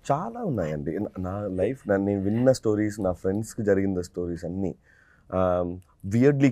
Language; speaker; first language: Telugu; non-native, fluent; Tamil